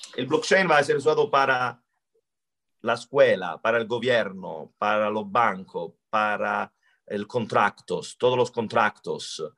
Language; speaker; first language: Spanish; non-native, learner; Italian